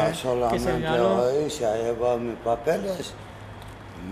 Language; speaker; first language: Spanish; non-native, learner; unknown